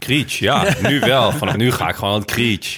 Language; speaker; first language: Dutch; native; Dutch